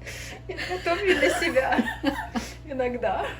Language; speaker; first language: Russian; early bilingual, other home language; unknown